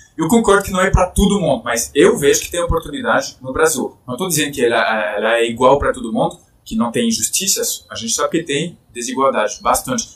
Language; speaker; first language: Portuguese; non-native, fluent; French